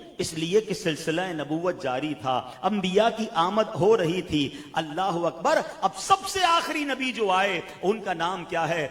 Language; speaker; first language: Urdu; native; Urdu